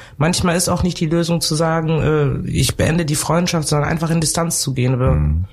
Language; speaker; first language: German; early bilingual, other home language; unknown